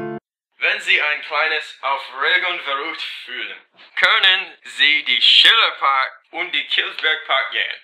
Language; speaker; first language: German; non-native, learner; English